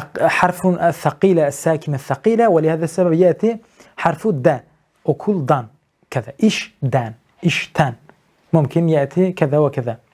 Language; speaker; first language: Arabic; non-native, learner; Turkish